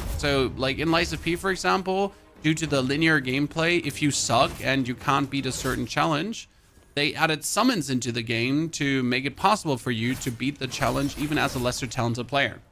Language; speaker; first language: English; non-native, fluent; German